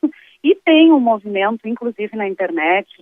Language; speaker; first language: Portuguese; native; Portuguese